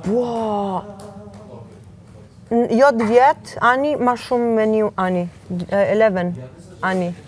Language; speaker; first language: Albanian; early bilingual, heritage; Albanian